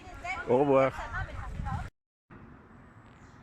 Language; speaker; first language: French; non-native, fluent; German